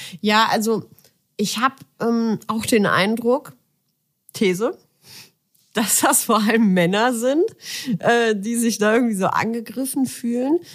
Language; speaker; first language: German; native; German